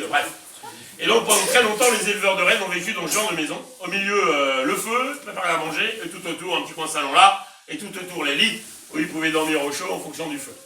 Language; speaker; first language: French; native; French